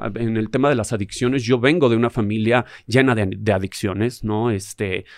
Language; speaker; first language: Spanish; native; Spanish